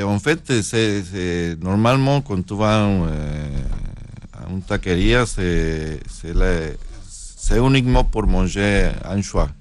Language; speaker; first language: French; non-native, learner; Spanish